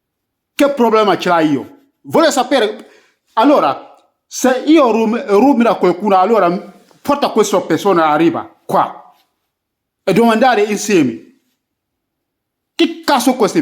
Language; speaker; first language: Italian; non-native, learner; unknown